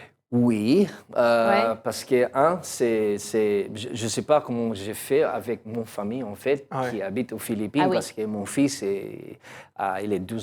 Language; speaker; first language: French; non-native, learner; English